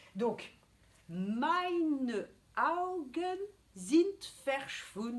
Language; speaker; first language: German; non-native, fluent; French